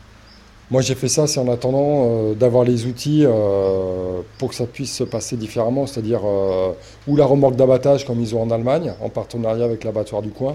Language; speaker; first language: French; native; French